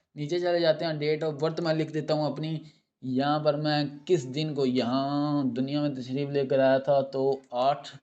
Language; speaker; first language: Urdu; non-native, local second language; Punjabi